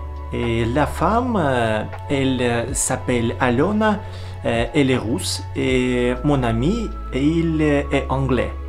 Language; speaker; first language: French; non-native, learner; Russian